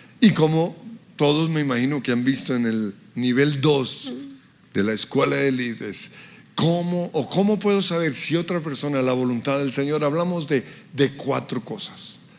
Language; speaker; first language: Spanish; early bilingual, other home language; English